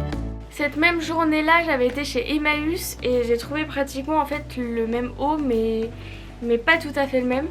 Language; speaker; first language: French; native; French